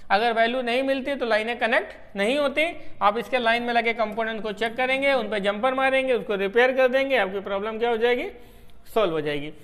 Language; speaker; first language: Hindi; native; Hindi